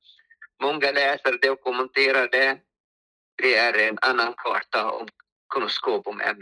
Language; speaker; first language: Swedish; non-native, fluent; Arabic